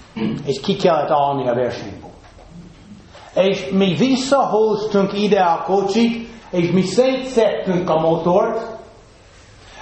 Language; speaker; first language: Hungarian; non-native, fluent; English